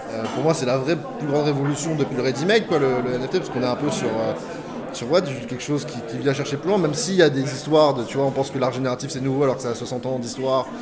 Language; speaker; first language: French; native; French